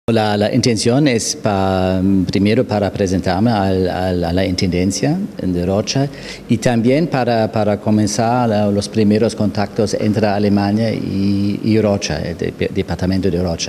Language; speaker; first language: Spanish; non-native, fluent; German